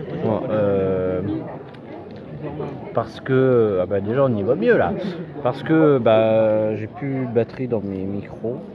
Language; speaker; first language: French; native; French